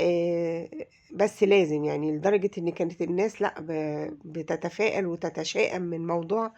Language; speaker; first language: Arabic; native; Arabic